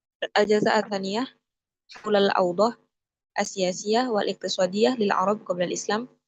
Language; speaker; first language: Arabic; non-native, learner; Indonesian